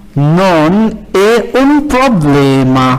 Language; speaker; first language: Italian; non-native, learner; Hindi